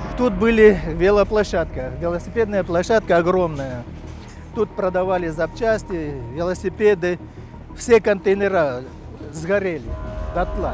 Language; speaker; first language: Russian; non-native, local second language; Uzbek